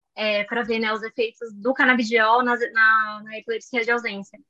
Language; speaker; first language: Portuguese; native; Portuguese